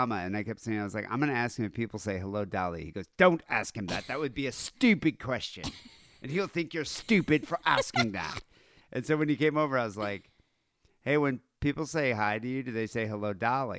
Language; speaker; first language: English; native; English